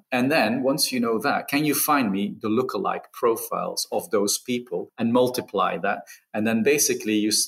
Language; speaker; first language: English; non-native, fluent; Dutch